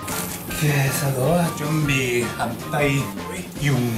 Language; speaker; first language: Vietnamese; non-native, learner; Japanese